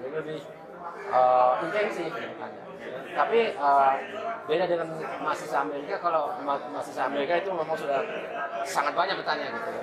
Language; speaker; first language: Indonesian; early bilingual, heritage; German